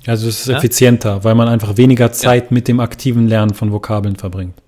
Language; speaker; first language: German; native; German